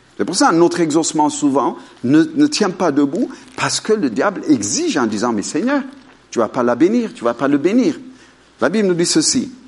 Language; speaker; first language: French; non-native, fluent; Amharic